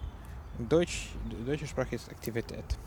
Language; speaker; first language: German; non-native, learner; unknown